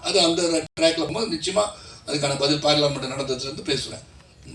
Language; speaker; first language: Tamil; native; Tamil